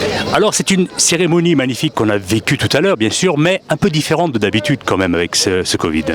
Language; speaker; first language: French; native; French